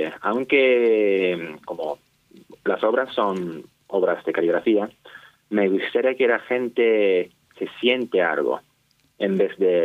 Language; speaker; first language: Spanish; non-native, fluent; Japanese